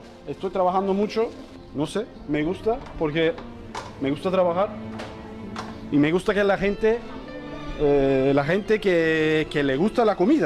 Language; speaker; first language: Spanish; non-native, learner; Turkish